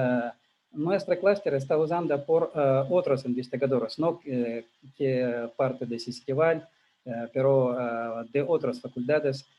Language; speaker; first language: Spanish; non-native, learner; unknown